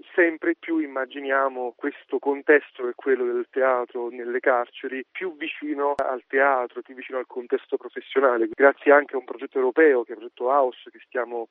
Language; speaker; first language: Italian; native; Italian